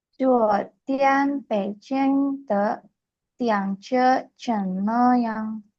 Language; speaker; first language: Chinese; non-native, learner; Indonesian